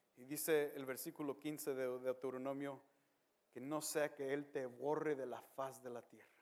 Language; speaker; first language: Spanish; early bilingual, heritage; Spanish